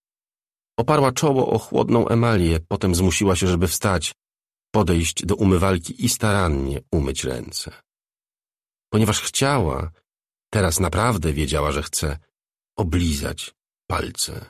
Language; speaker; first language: Polish; native; Polish